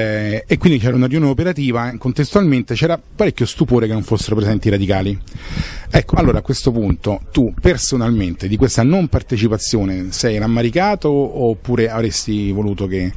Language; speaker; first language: Italian; native; Italian